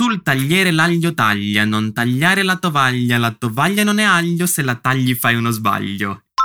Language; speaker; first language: Italian; non-native, fluent; Portuguese